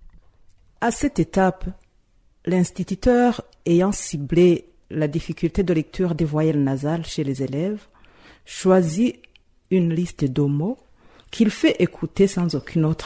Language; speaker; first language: French; non-native, local second language; Rundi